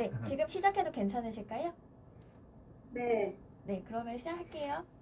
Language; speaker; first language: Korean; native; Korean